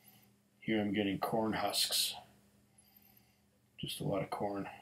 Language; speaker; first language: English; native; English